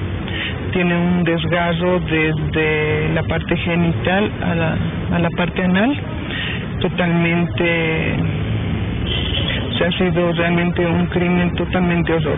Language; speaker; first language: Spanish; native; Spanish